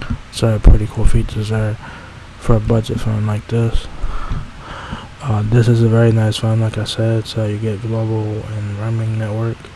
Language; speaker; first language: English; native; English